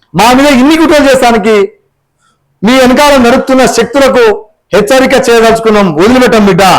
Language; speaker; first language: Telugu; non-native, local second language; Lambadi